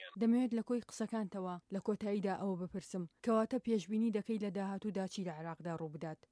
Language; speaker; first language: Central Kurdish; native; Central Kurdish